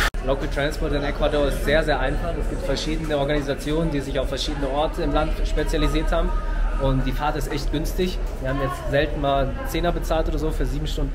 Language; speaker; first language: German; native; German